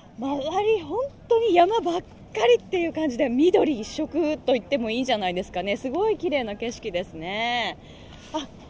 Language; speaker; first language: Japanese; native; Japanese